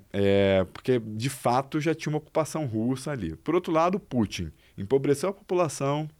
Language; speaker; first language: Portuguese; native; Portuguese